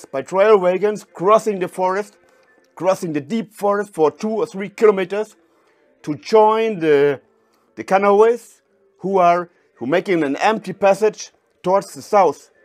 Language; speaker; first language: English; non-native, fluent; German